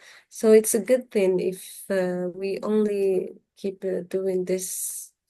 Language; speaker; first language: English; non-native, fluent; Arabic